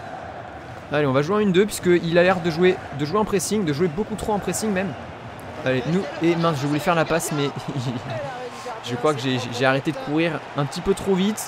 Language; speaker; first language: French; native; French